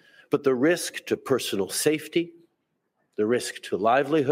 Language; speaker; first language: English; early bilingual, other home language; French